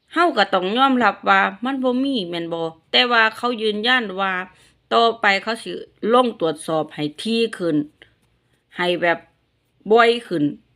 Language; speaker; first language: Thai; native; Thai